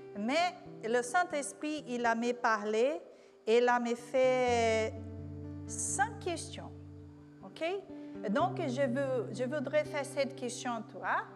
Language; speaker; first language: French; non-native, learner; Portuguese